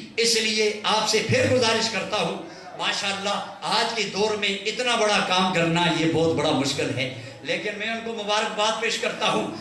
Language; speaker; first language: Urdu; non-native, local second language; Punjabi